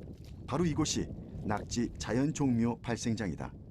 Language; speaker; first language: Korean; native; Korean